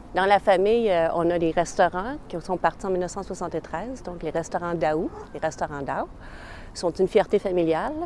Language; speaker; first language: French; native; French